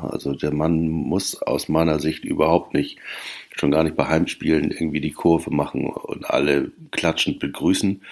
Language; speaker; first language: German; native; German